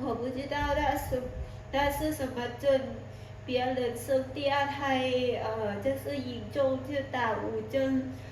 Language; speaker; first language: Chinese; non-native, learner; Lao